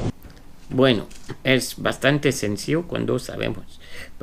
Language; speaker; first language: Spanish; non-native, fluent; French